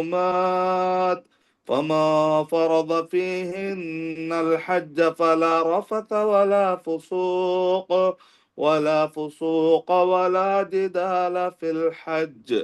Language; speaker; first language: Arabic; non-native, fluent; Urdu